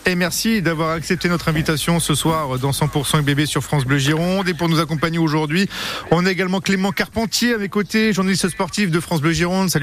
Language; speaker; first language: French; native; French